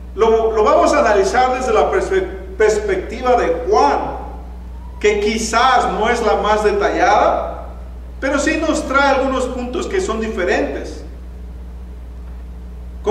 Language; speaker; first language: Spanish; native; Spanish